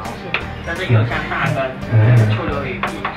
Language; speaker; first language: Chinese; native; Chinese